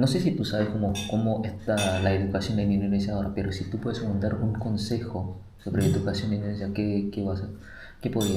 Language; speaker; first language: Spanish; non-native, fluent; Indonesian